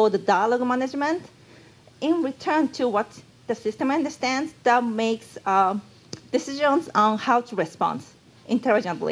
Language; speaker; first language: English; non-native, fluent; Japanese